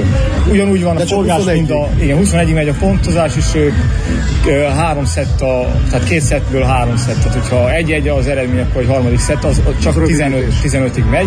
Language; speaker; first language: Hungarian; native; Hungarian